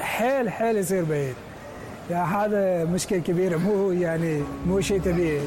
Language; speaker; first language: Arabic; non-native, learner; Persian